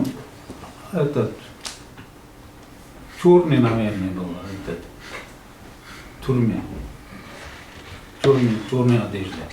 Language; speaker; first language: Russian; non-native, learner; Uzbek